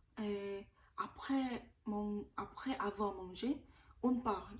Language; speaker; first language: French; non-native, learner; Korean